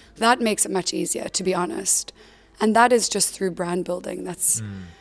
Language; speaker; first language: English; native; English